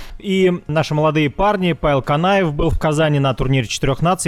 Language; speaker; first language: Russian; native; Russian